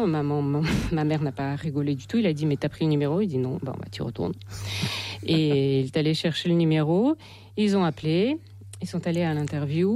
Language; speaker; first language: French; non-native, fluent; Russian